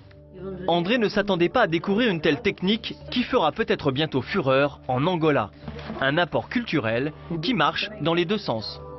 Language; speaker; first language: French; native; French